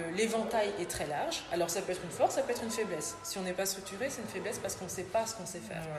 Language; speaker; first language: French; native; French